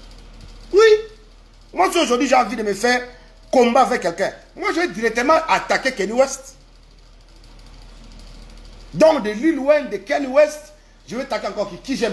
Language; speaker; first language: French; non-native, local second language; Lingala